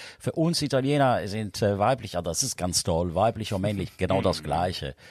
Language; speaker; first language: German; non-native, fluent; Italian